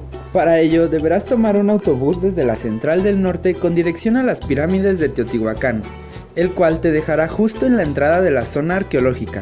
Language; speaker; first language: Spanish; native; Spanish